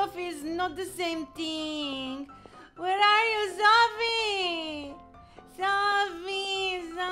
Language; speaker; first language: English; non-native, fluent; Italian